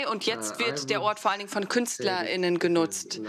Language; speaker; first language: German; non-native, fluent; Russian